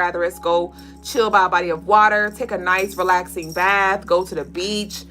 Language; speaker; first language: English; native; English